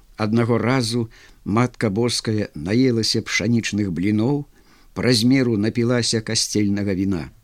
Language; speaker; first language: Belarusian; native; Belarusian